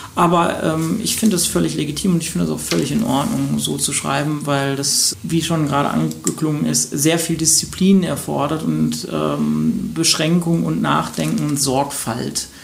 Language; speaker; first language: German; native; German